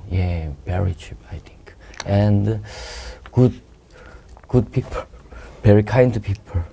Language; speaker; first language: English; non-native, learner; Korean